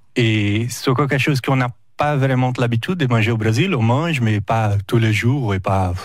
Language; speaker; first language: French; non-native, fluent; Portuguese